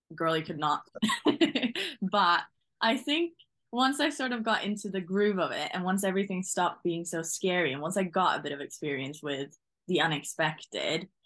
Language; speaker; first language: English; non-native, fluent; Norwegian